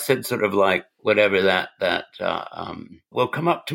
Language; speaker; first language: English; native; English